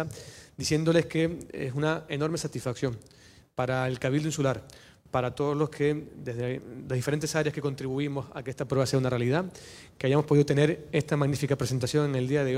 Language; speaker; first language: Spanish; native; Spanish